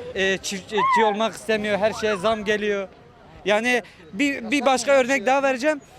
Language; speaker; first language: Turkish; native; Turkish